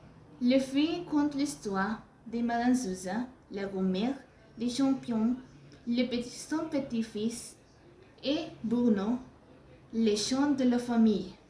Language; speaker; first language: French; non-native, learner; Spanish